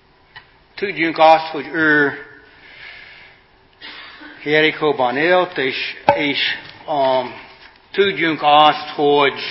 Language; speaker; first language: Hungarian; non-native, fluent; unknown